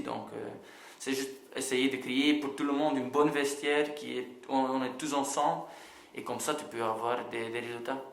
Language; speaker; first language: French; non-native, local second language; Dutch